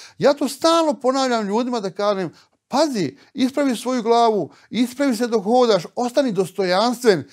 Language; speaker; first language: Bosnian; native; Bosnian